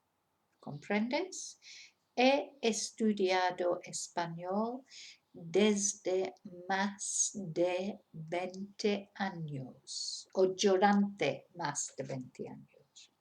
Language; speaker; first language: Spanish; non-native, fluent; English